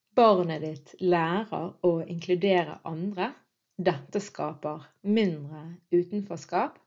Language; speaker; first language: Norwegian; early bilingual, other home language; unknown